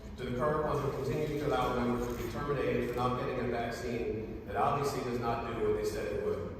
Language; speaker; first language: English; native; English